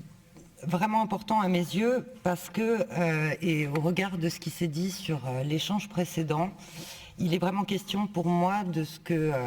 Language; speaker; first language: French; native; French